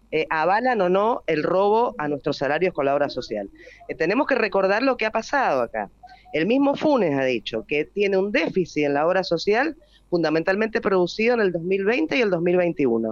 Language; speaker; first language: Spanish; native; Spanish